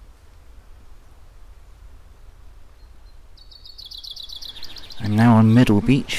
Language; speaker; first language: English; native; English